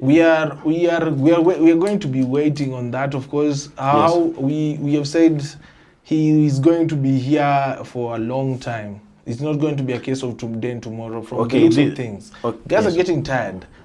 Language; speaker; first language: English; non-native, local second language; Swahili